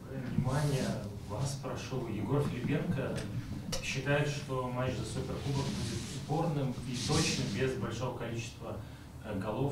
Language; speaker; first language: Russian; native; Russian